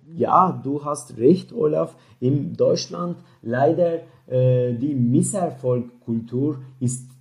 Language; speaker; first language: German; non-native, fluent; Turkish